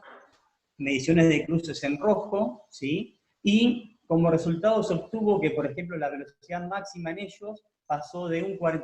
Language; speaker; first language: Spanish; native; Spanish